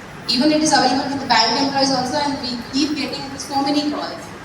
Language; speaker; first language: English; non-native, local second language; Telugu